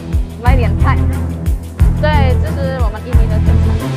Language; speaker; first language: Chinese; non-native, fluent; Indonesian